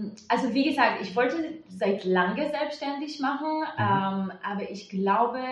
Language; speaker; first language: German; non-native, fluent; Hebrew